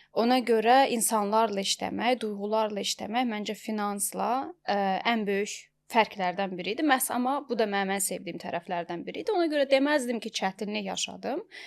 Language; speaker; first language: Azerbaijani; native; Azerbaijani